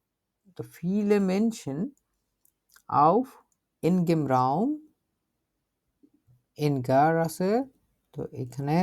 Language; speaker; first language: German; non-native, learner; Bangla